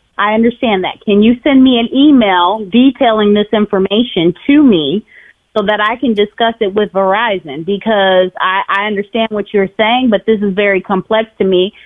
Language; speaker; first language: English; native; English